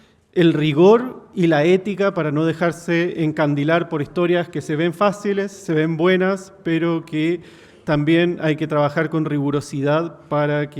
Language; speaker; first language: Spanish; native; Spanish